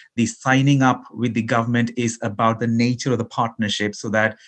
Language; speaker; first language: English; non-native, local second language; Malayalam